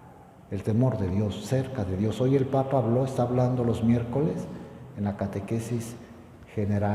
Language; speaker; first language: Spanish; native; Spanish